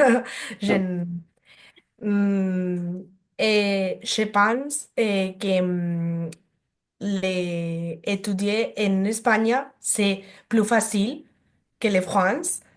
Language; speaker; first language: French; non-native, learner; Spanish